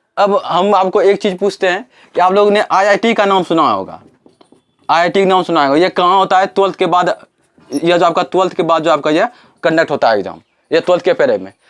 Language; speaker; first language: Hindi; native; Hindi